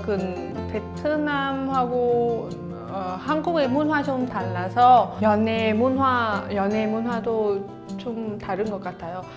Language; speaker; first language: Korean; non-native, learner; Vietnamese